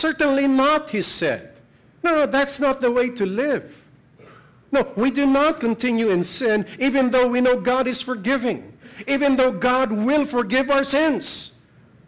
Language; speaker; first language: English; non-native, local second language; Filipino